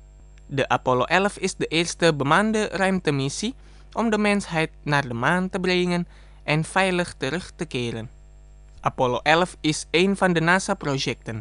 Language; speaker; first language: Dutch; non-native, fluent; Indonesian